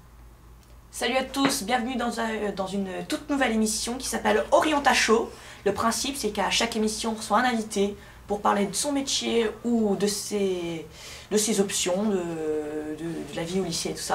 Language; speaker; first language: French; native; French